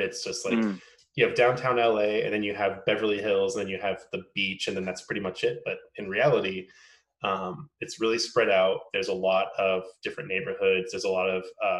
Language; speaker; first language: English; native; English